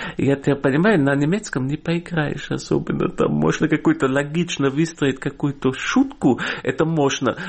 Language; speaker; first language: Russian; non-native, fluent; German